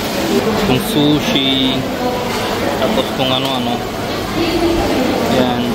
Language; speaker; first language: Filipino; non-native, learner; Punjabi